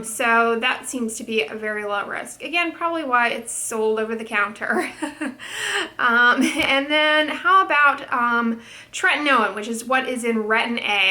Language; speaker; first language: English; native; English